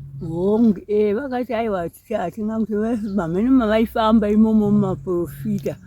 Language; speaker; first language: Shona; non-native, local second language; Nyanja